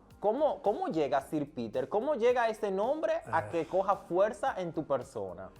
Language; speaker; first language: Spanish; native; Spanish